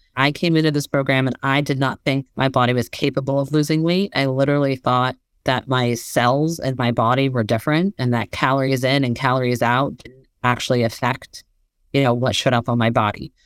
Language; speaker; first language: English; native; English